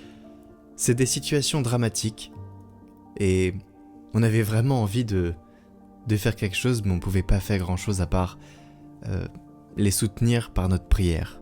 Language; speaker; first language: French; native; French